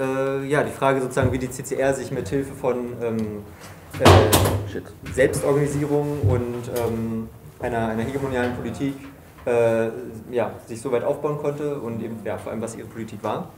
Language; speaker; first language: German; native; German